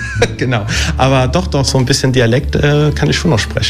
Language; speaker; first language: German; early bilingual, other home language; Italian